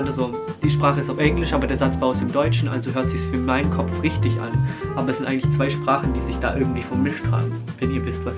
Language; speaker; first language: German; early bilingual, other home language; Filipino